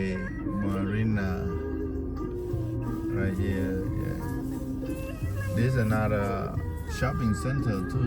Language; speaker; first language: English; non-native, learner; Khmer